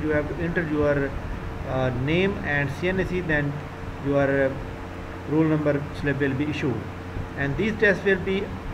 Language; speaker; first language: English; non-native, local second language; Urdu